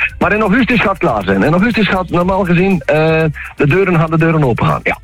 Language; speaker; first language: Dutch; native; Dutch